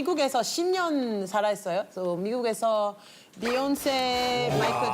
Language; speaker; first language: Korean; non-native, learner; French